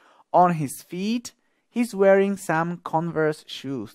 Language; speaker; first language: English; non-native, fluent; Slovak